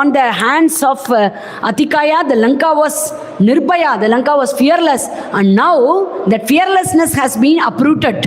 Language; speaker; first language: English; non-native, local second language; Tamil